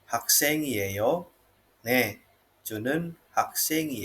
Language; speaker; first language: Korean; non-native, fluent; Indonesian